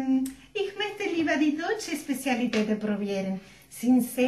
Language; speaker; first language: German; non-native, learner; Spanish